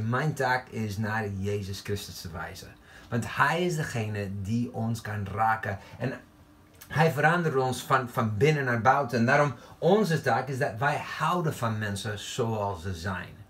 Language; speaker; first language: Dutch; non-native, fluent; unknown